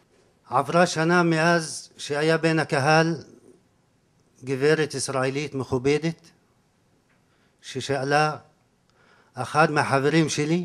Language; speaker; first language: Hebrew; non-native, local second language; Arabic